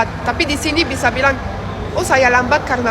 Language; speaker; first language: Indonesian; non-native, learner; French